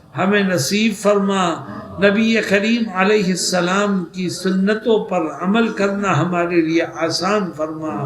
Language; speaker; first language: Urdu; native; Urdu